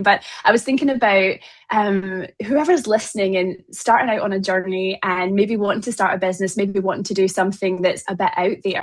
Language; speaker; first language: English; native; English